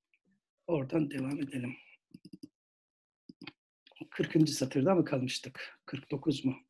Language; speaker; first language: Turkish; native; Turkish